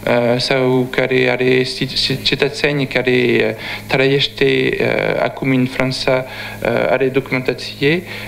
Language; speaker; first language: Romanian; non-native, learner; French